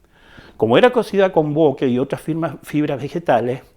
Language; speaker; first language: Spanish; native; Spanish